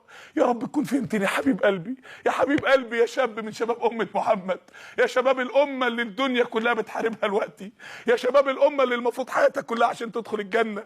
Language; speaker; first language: Arabic; native; Arabic